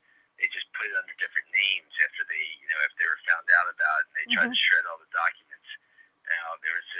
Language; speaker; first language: English; native; English